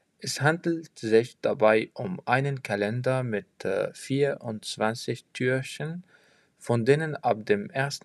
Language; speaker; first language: German; non-native, fluent; French